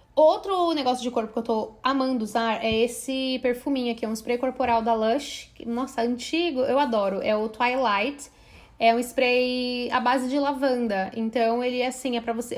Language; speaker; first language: Portuguese; native; Portuguese